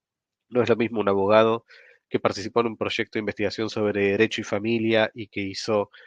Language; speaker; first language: Spanish; native; Spanish